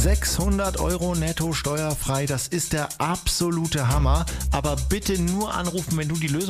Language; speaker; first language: German; native; German